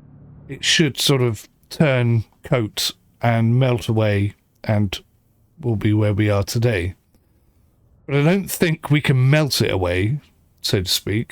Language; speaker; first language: English; native; English